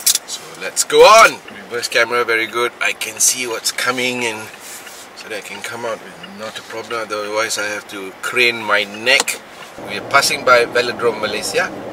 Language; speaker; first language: English; non-native, local second language; Malay